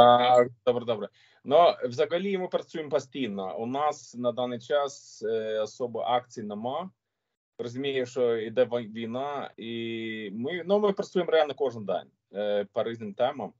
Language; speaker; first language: Ukrainian; non-native, learner; Swedish